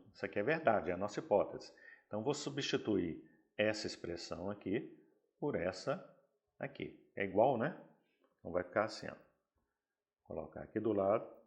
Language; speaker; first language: Portuguese; native; Portuguese